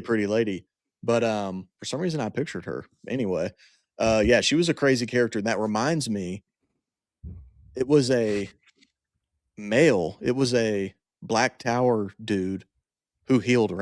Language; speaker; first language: English; native; English